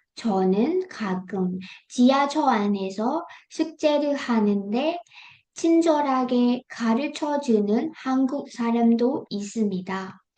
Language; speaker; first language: Korean; non-native, fluent; Burmese